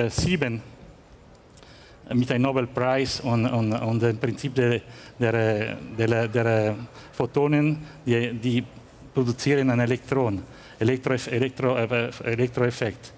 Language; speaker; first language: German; non-native, learner; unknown